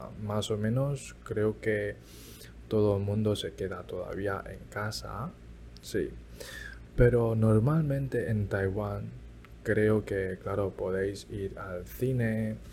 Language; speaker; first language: Spanish; early bilingual, other home language; Chinese